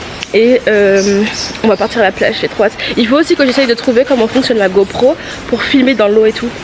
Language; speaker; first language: French; native; French